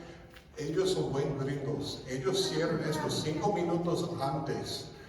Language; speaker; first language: Spanish; non-native, fluent; English